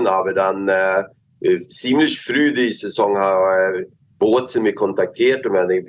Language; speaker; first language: German; non-native, learner; Swedish